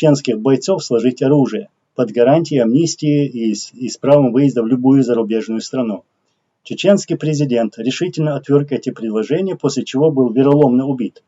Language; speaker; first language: Russian; non-native, local second language; Chechen